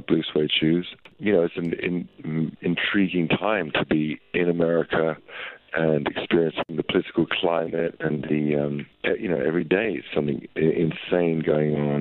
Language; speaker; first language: English; native; English